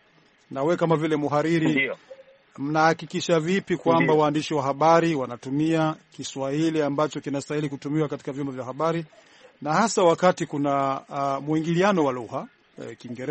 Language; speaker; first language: Swahili; non-native, local second language; Rundi